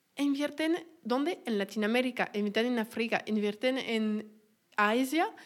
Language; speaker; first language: Spanish; non-native, fluent; French